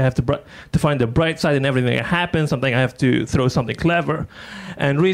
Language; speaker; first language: English; non-native, fluent; Arabic